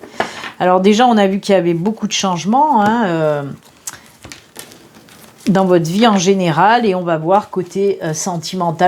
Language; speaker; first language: French; native; French